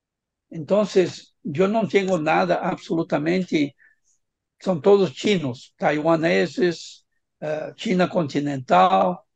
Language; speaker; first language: Spanish; non-native, fluent; Portuguese